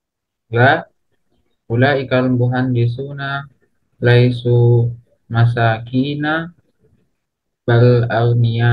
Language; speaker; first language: Arabic; non-native, learner; Indonesian